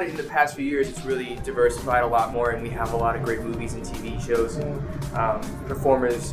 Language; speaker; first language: English; native; English